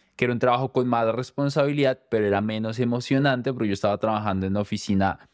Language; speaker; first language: Spanish; native; Spanish